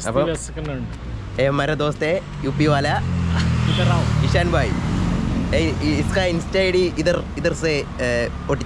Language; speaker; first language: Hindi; non-native, local second language; Malayalam